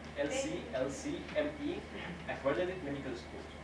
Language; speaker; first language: Arabic; native; Arabic